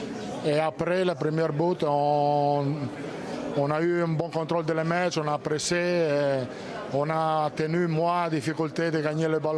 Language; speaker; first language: French; non-native, learner; Italian